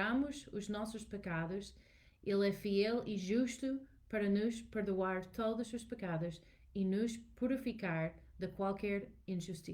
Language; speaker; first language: Portuguese; non-native, learner; English